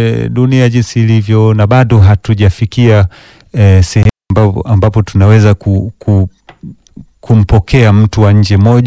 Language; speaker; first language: Swahili; early bilingual, other home language; Danish